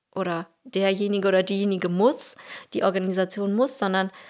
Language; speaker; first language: German; early bilingual, other home language; Russian